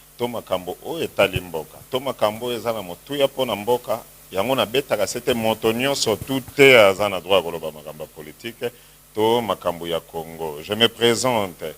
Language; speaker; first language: Lingala; non-native, local second language; Kongo